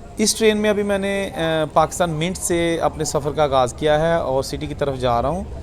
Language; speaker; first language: Urdu; non-native, local second language; Punjabi